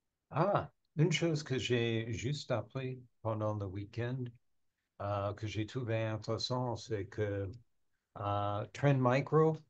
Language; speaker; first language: French; non-native, learner; English